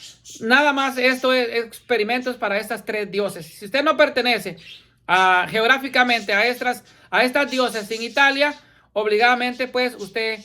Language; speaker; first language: Spanish; native; Spanish